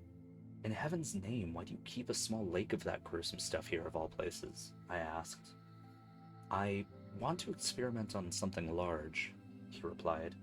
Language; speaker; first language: English; native; English